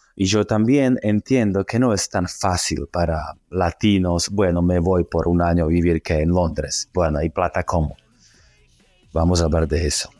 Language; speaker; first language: Spanish; non-native, learner; Slovak